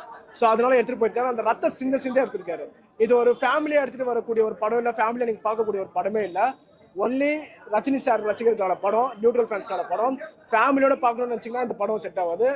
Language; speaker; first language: Tamil; native; Tamil